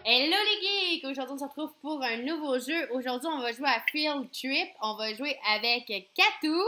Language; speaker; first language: French; native; French